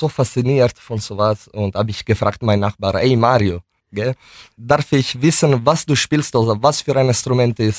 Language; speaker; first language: German; non-native, fluent; Italian